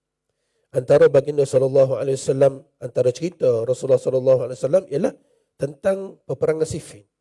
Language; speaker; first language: Malay; native; Malay